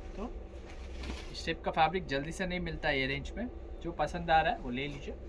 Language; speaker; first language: Hindi; non-native, local second language; Tamil